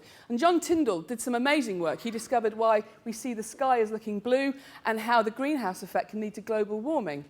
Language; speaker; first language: English; native; English